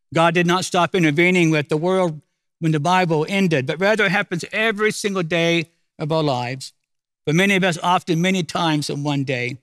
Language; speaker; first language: English; native; English